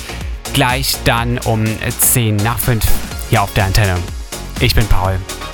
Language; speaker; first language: German; native; German